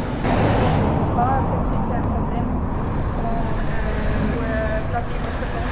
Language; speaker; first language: French; non-native, local second language; Dutch